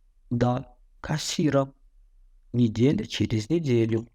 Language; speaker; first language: Russian; non-native, fluent; Tajik